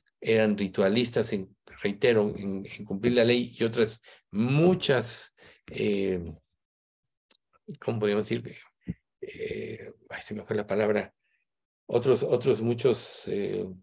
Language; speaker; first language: Spanish; native; Spanish